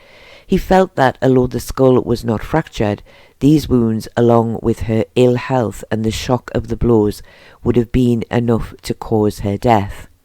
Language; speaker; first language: English; native; English